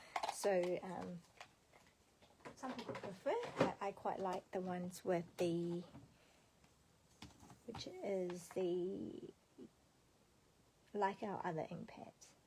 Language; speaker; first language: English; native; English